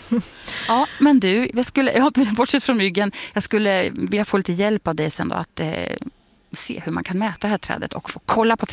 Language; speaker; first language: Swedish; native; Swedish